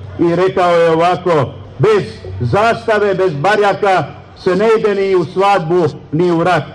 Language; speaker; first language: Croatian; native; Croatian